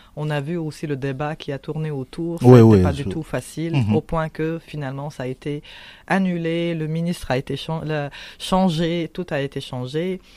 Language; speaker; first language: French; non-native, local second language; Arabic